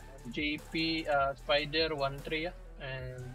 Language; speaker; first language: English; non-native, learner; Indonesian